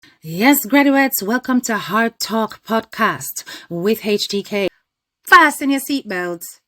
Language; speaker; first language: English; native; English